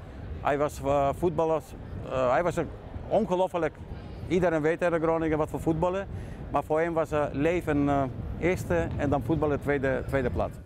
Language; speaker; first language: Dutch; non-native, fluent; Serbian